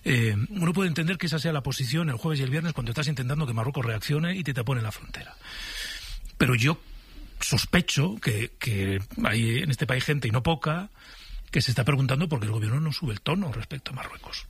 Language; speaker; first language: Spanish; native; Spanish